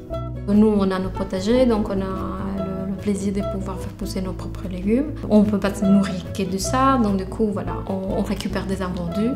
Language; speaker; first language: French; non-native, fluent; Spanish